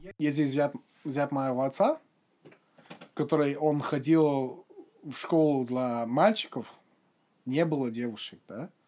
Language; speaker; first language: Russian; non-native, fluent; English